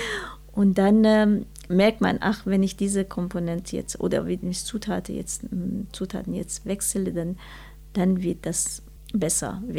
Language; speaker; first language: German; non-native, learner; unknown